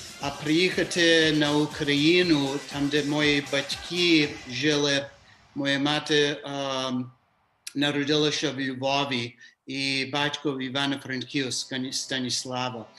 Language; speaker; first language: Ukrainian; early bilingual, heritage; Ukrainian